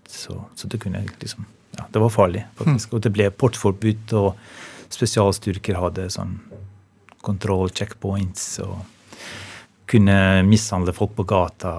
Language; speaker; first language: Norwegian; non-native, fluent; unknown